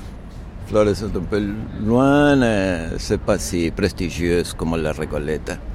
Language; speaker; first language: French; non-native, fluent; Spanish